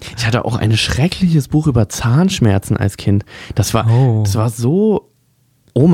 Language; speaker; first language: German; native; German